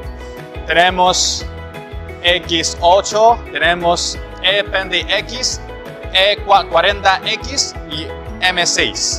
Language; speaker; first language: Spanish; non-native, learner; Chinese